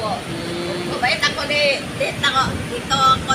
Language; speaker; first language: Filipino; non-native, local second language; Cebuano